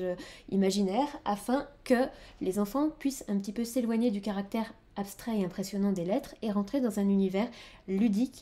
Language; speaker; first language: French; native; French